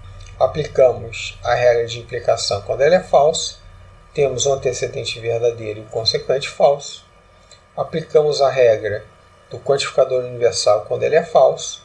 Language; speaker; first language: Portuguese; native; Portuguese